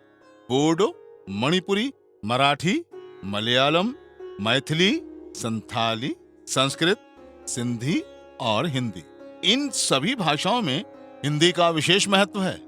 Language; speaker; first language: Hindi; native; Hindi